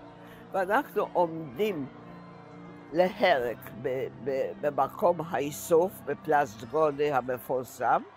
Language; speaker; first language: Hebrew; non-native, fluent; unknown